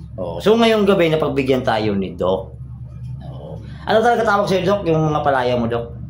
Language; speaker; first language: Filipino; native; Filipino